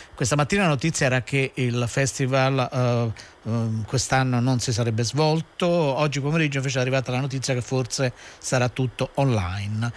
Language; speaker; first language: Italian; native; Italian